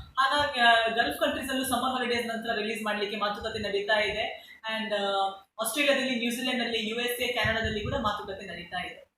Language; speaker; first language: Kannada; non-native, local second language; Konkani